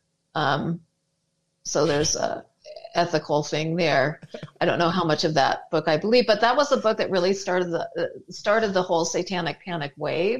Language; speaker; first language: English; native; English